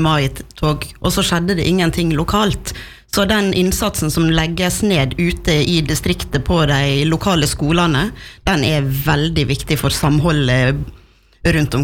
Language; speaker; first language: Norwegian; native; Norwegian